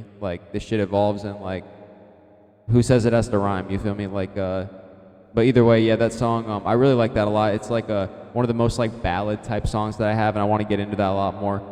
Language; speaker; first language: English; native; English